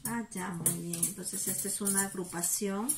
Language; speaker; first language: Spanish; native; Spanish